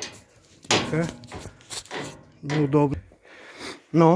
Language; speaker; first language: Russian; native; Russian